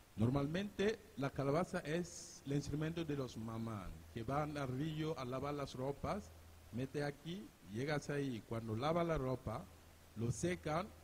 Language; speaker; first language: Spanish; non-native, learner; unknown